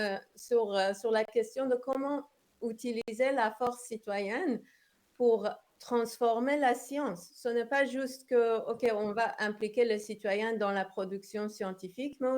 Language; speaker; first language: French; non-native, fluent; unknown